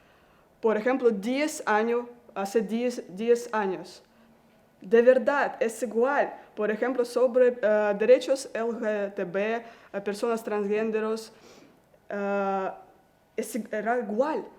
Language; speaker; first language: Spanish; non-native, learner; Russian